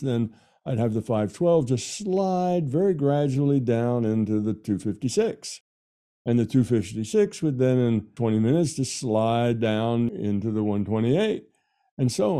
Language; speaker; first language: English; native; English